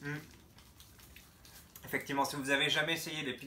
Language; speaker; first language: French; native; French